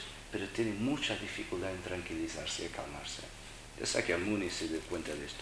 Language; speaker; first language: Spanish; non-native, fluent; Portuguese